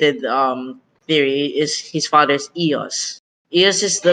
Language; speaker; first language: English; non-native, local second language; Filipino